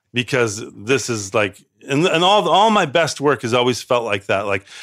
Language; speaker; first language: English; native; English